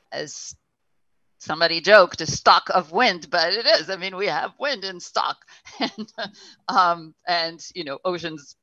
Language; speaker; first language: English; non-native, fluent; Portuguese